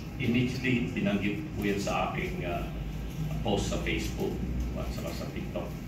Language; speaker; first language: Filipino; non-native, local second language; Iloko